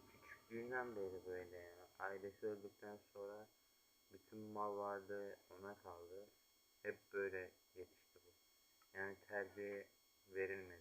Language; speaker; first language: Turkish; native; Turkish